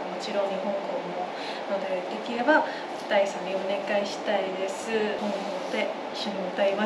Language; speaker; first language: Japanese; non-native, fluent; Chinese